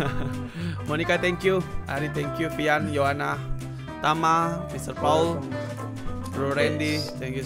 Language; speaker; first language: English; non-native, learner; Indonesian